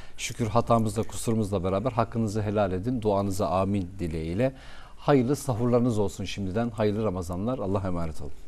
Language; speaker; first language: Turkish; non-native, local second language; Kurdish